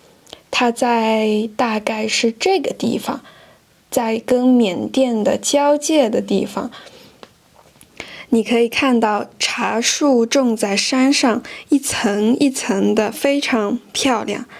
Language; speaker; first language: Chinese; non-native, fluent; French